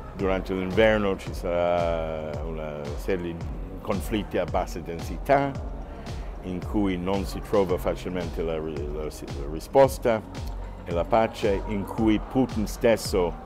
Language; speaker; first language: Italian; non-native, fluent; English